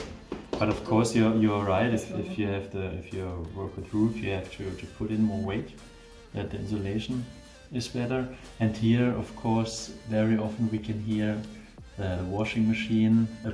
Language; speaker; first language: English; non-native, fluent; German